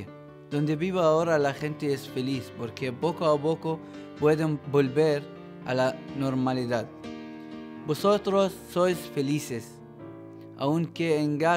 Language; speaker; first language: Spanish; non-native, fluent; Arabic